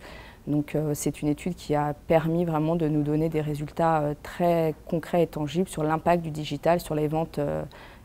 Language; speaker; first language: French; native; French